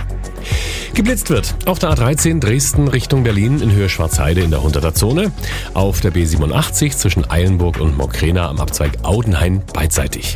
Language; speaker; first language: German; native; German